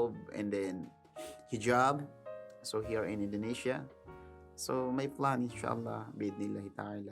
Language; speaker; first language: English; non-native, learner; Filipino